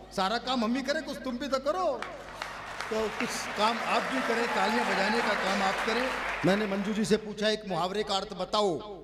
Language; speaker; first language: Hindi; native; Hindi